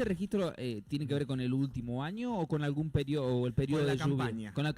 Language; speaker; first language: Spanish; native; Spanish